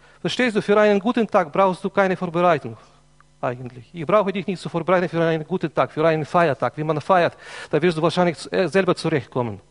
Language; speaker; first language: German; non-native, fluent; Russian